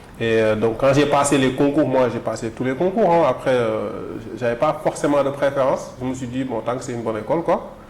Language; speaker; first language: French; non-native, local second language; Wolof